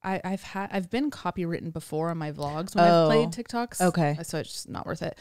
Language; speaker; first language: English; native; English